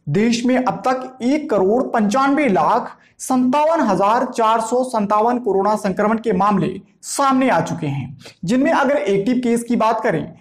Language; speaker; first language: Hindi; native; Hindi